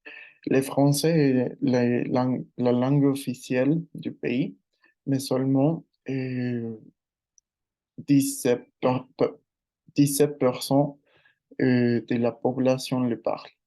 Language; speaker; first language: French; non-native, learner; Spanish